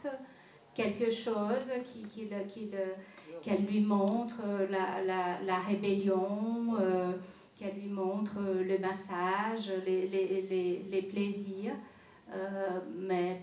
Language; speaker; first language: French; non-native, fluent; Portuguese